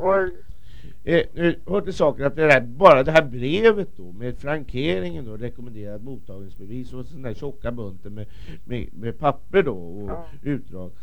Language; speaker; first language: Swedish; native; Swedish